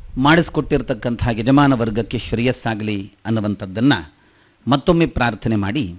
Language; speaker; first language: Kannada; non-native, local second language; Tulu